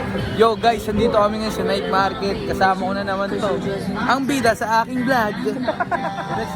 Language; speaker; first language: Filipino; native; Filipino